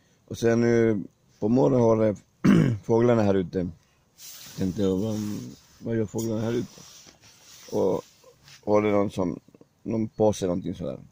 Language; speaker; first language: Swedish; non-native, learner; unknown